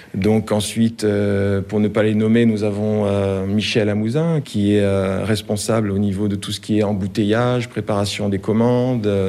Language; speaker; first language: French; native; French